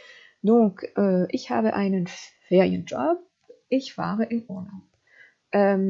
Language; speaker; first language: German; non-native, fluent; French